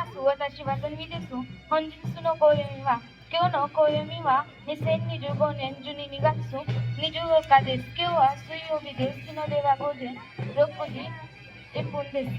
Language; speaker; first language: Japanese; non-native, learner; Marathi